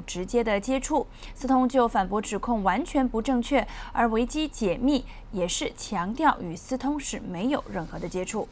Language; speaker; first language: Chinese; non-native, local second language; Cantonese